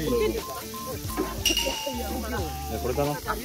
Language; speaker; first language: Japanese; native; Japanese